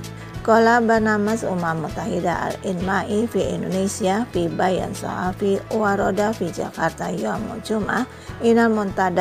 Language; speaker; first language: Arabic; non-native, fluent; Indonesian